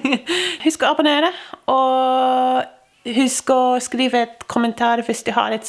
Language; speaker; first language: Norwegian; non-native, fluent; English